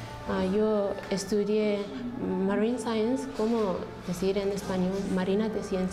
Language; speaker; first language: Spanish; non-native, learner; English